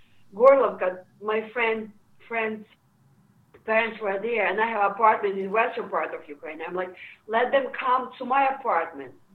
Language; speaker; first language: English; non-native, fluent; Ukrainian